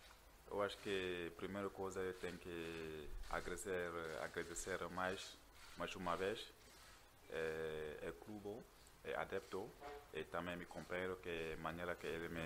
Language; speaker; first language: Portuguese; non-native, learner; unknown